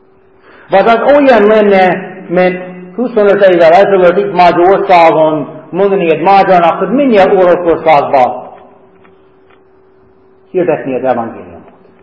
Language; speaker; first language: Hungarian; non-native, fluent; English